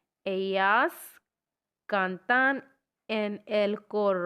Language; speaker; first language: Spanish; non-native, learner; Hindi